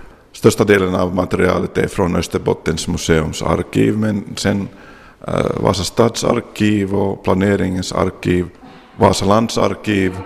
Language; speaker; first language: Swedish; non-native, local second language; Finnish